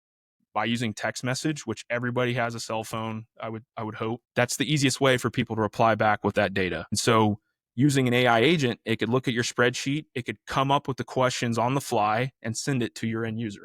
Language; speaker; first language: English; native; English